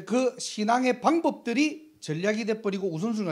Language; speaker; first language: Korean; native; Korean